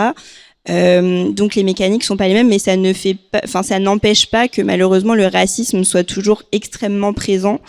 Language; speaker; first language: French; native; French